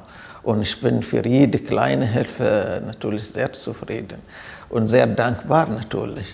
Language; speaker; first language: German; non-native, fluent; Arabic